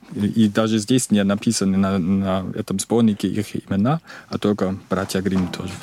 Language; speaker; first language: Russian; non-native, fluent; German